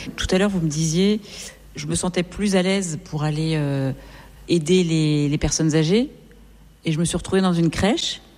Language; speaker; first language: French; native; French